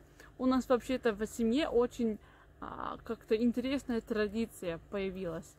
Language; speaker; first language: Russian; non-native, learner; English